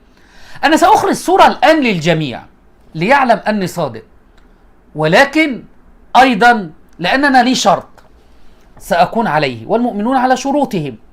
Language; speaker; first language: Arabic; native; Arabic